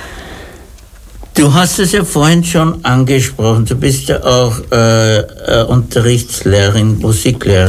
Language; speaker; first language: German; native; German